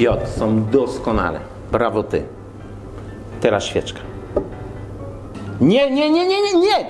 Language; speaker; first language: Polish; non-native, learner; French